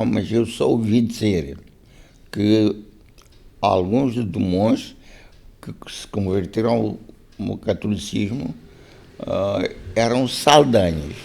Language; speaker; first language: Portuguese; non-native, local second language; Konkani